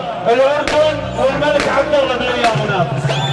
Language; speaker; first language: Arabic; native; Arabic